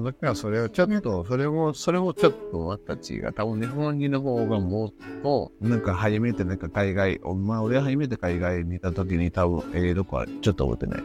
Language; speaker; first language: Japanese; non-native, learner; Spanish